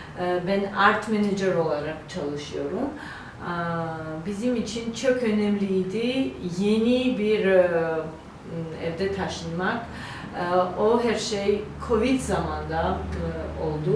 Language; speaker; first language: Turkish; non-native, learner; Georgian